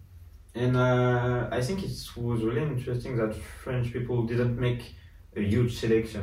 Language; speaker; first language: English; non-native, learner; French